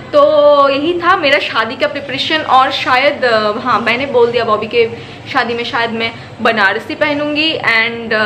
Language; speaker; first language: Hindi; non-native, local second language; Bangla